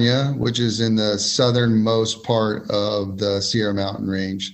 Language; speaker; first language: English; native; English